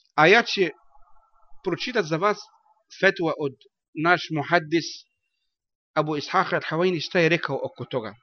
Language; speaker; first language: Bosnian; non-native, learner; Arabic